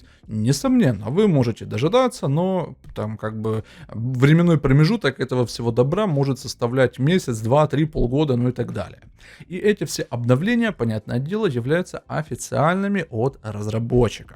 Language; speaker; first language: Russian; native; Russian